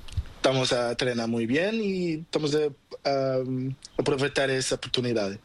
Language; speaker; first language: Spanish; non-native, learner; Portuguese